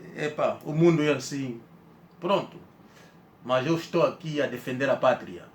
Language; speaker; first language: Portuguese; native; Portuguese